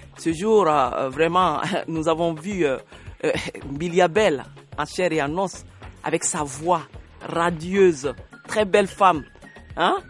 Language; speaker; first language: French; non-native, local second language; Bambara